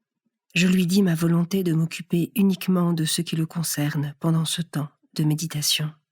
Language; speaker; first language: French; native; French